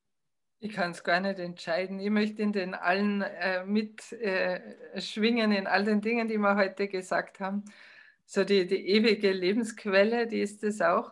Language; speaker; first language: German; native; German